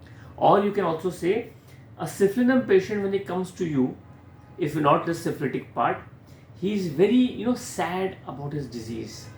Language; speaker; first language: English; non-native, local second language; Hindi